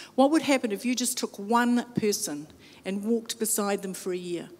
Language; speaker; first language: English; native; English